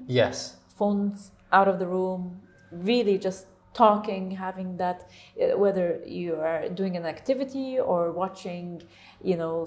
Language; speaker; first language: English; non-native, fluent; Arabic